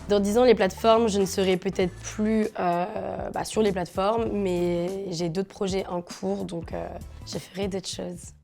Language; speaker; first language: French; native; French